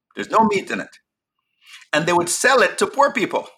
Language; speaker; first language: English; native; English